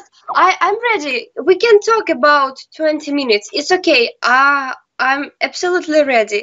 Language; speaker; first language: English; non-native, learner; Russian